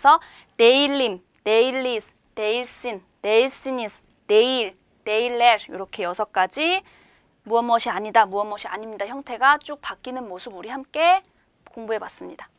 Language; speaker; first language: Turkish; non-native, fluent; Korean